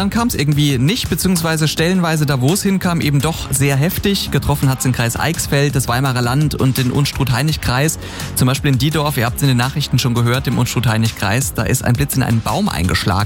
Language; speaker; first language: German; native; German